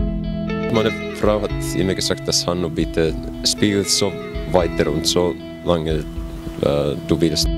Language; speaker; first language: German; non-native, learner; Finnish